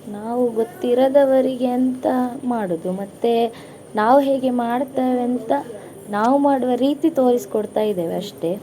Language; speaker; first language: Kannada; non-native, local second language; Tulu